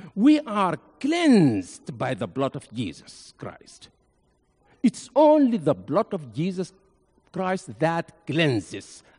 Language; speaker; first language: English; non-native, fluent; Arabic